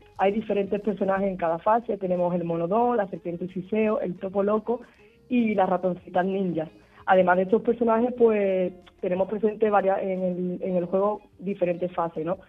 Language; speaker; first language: Spanish; native; Spanish